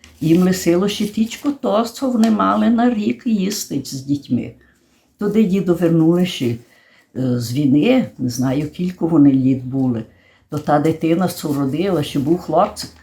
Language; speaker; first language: Ukrainian; early bilingual, heritage; Ukrainian